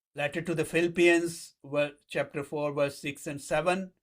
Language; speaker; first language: English; non-native, local second language; Urdu